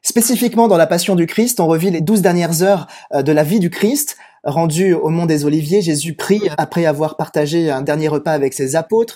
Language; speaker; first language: French; native; French